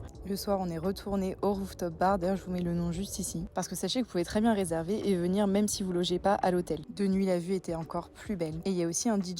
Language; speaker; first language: French; native; French